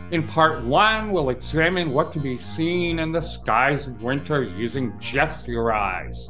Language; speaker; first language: English; native; English